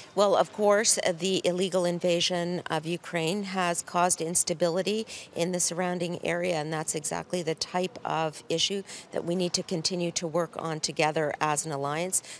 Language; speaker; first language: English; native; English